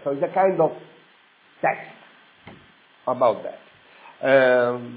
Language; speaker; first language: English; non-native, fluent; Italian